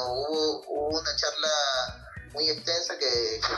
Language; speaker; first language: Spanish; native; Spanish